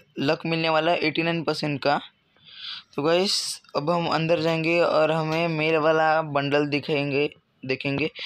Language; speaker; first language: Hindi; native; Hindi